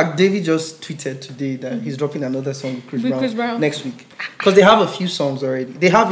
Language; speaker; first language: English; non-native, local second language; Yoruba